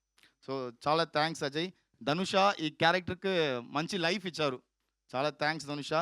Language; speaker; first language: Telugu; non-native, learner; Tamil